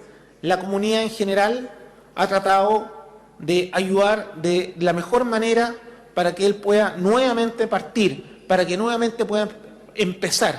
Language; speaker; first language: Spanish; native; Spanish